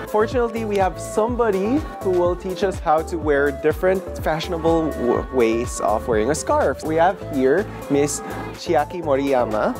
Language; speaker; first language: English; non-native, local second language; Filipino